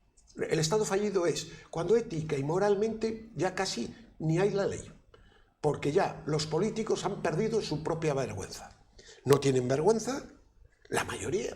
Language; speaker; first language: Spanish; native; Spanish